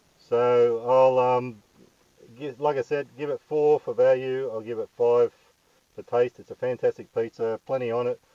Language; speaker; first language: English; native; English